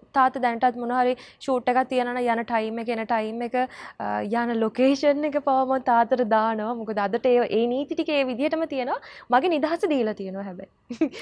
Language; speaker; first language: Sinhala; native; Sinhala